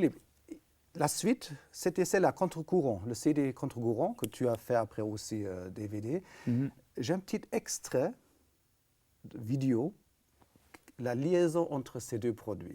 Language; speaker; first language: French; native; French